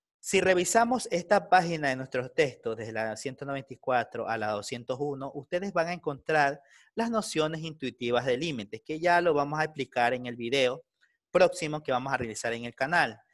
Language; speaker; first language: Spanish; native; Spanish